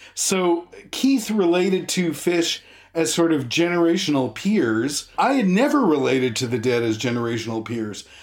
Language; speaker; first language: English; native; English